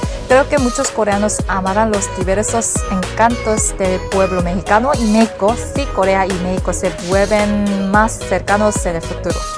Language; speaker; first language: Spanish; non-native, fluent; Korean